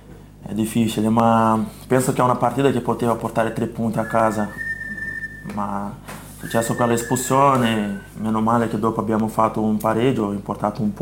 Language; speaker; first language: Italian; non-native, fluent; Portuguese